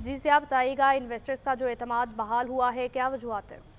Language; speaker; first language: Urdu; native; Urdu